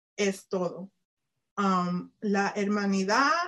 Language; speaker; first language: Spanish; early bilingual, heritage; Spanish